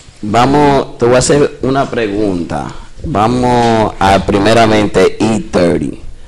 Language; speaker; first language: Spanish; early bilingual, heritage; Spanish